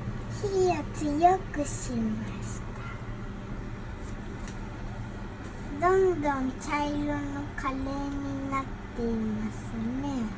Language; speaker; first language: Japanese; early bilingual, other home language; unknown